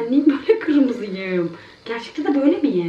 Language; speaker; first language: Turkish; native; Turkish